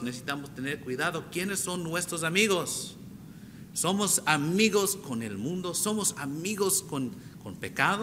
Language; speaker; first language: Spanish; non-native, fluent; English